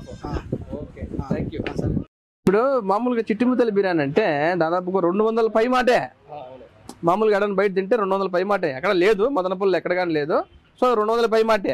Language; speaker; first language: Telugu; native; Telugu